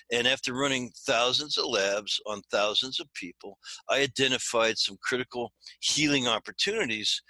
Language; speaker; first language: English; native; English